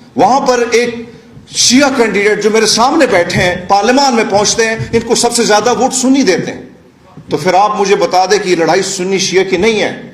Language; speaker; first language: Urdu; non-native, local second language; Pashto